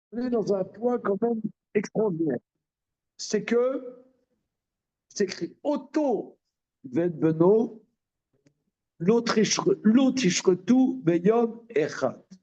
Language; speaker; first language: French; native; French